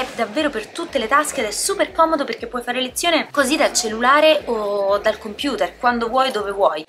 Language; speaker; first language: Italian; native; Italian